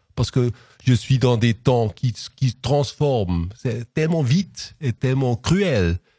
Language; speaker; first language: French; non-native, local second language; Swiss German